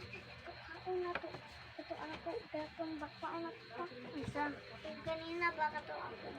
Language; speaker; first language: Filipino; non-native, local second language; Cebuano